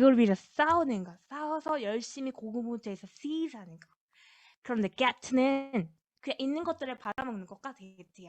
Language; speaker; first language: Korean; early bilingual, heritage; Korean